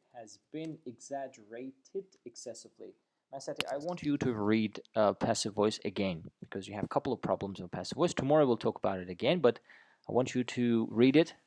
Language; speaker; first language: English; non-native, fluent; Azerbaijani